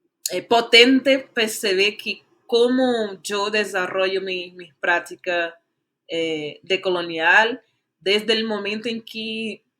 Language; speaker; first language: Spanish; non-native, fluent; Portuguese